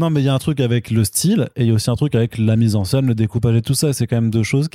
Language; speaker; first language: French; native; French